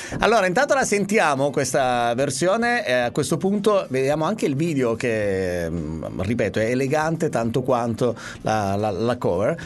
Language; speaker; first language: Italian; native; Italian